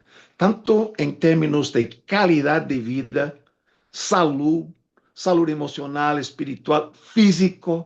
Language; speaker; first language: Spanish; non-native, fluent; English